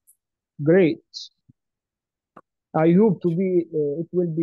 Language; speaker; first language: English; non-native, learner; Arabic